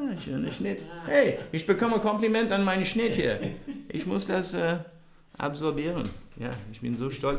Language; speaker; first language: German; non-native, learner; English